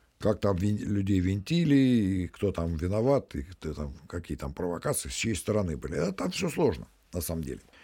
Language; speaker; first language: Russian; native; Russian